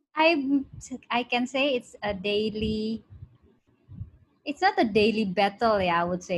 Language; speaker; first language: English; non-native, local second language; Indonesian